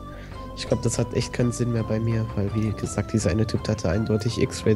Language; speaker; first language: German; native; German